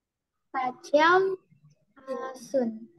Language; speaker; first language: Chinese; non-native, learner; Indonesian